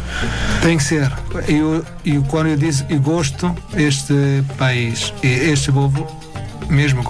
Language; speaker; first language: Portuguese; non-native, learner; Arabic